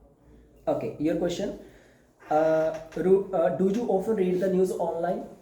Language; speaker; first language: English; non-native, fluent; Punjabi